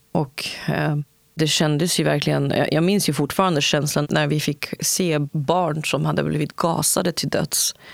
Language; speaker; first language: Swedish; early bilingual, other home language; Kurdish